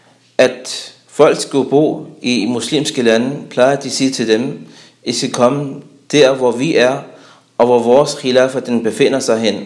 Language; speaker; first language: Danish; early bilingual, other home language; Arabic